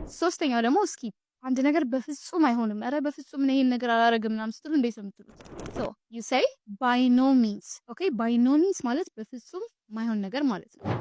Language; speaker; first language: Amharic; native; Amharic